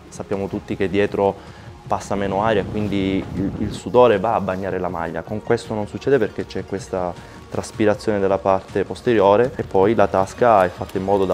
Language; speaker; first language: Italian; native; Italian